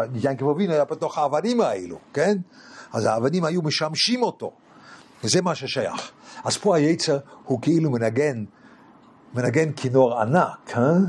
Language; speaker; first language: Hebrew; non-native, fluent; English